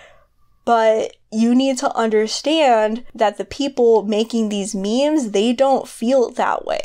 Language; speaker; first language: English; native; English